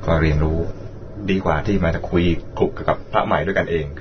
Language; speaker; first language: Thai; native; Thai